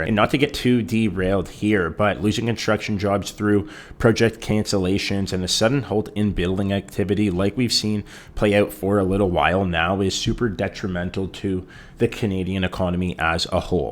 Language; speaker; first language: English; native; English